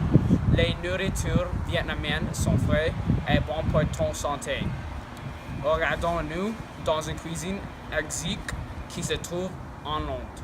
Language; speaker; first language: French; non-native, learner; English